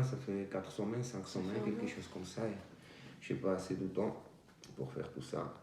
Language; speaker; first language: French; non-native, fluent; Georgian